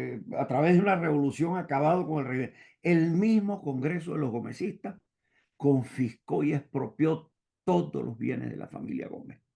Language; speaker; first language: Spanish; native; Spanish